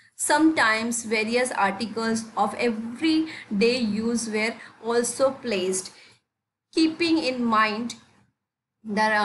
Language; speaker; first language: English; non-native, local second language; Hindi